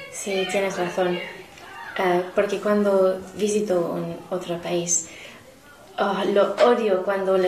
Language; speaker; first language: Spanish; non-native, learner; English